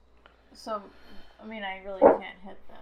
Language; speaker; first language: English; native; English